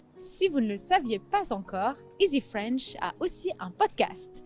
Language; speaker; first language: French; native; French